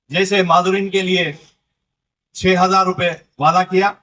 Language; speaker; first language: Hindi; non-native, local second language; Telugu